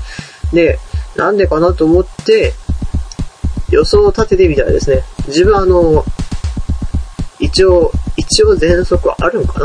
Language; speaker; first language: Japanese; native; Japanese